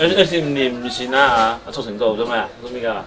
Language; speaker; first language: Chinese; native; Chinese